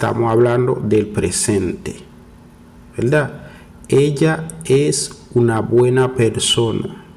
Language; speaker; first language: Spanish; non-native, fluent; Haitian Creole